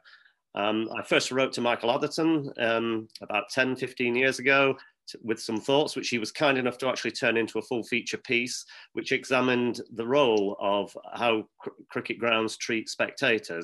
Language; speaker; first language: English; native; English